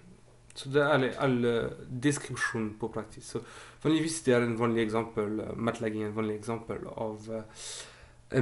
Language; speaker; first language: Norwegian; non-native, fluent; French